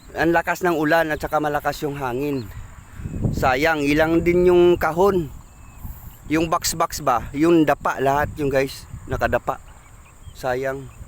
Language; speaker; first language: Filipino; non-native, local second language; Cebuano